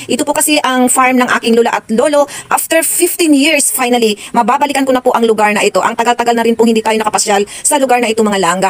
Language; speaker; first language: Filipino; non-native, local second language; Hiligaynon